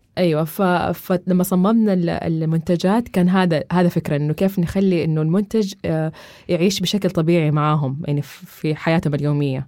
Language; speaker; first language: Arabic; native; Arabic